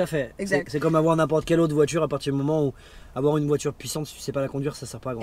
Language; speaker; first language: French; native; French